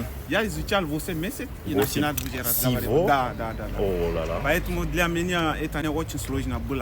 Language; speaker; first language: Russian; non-native, fluent; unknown